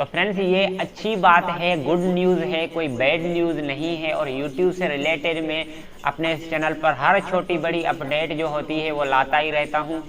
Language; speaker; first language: Urdu; non-native, local second language; Punjabi